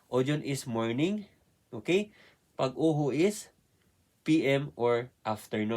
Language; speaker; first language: English; non-native, learner; Filipino